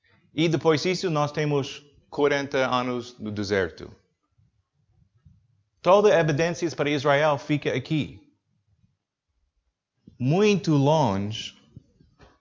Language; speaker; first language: Portuguese; non-native, learner; English